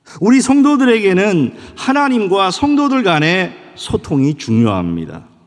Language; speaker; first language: Korean; native; Korean